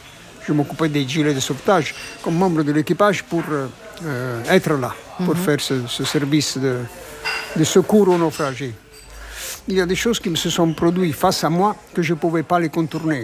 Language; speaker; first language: French; non-native, fluent; Italian